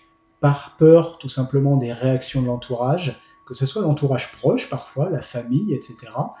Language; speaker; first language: French; native; French